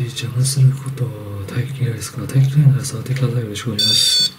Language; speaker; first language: Japanese; non-native, learner; Chinese